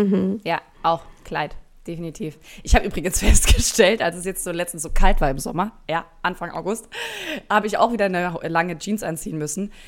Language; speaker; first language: German; native; German